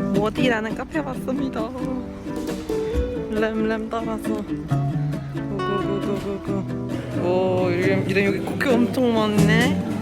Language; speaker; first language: Korean; non-native, learner; Turkish